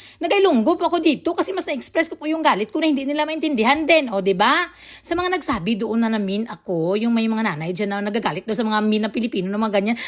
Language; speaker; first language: Filipino; non-native, local second language; Hiligaynon